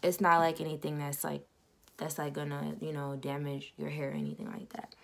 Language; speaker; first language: English; native; English